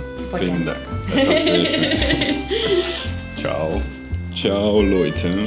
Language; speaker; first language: German; non-native, learner; Georgian